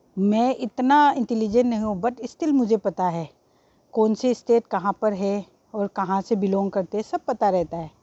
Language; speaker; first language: Hindi; non-native, local second language; Manipuri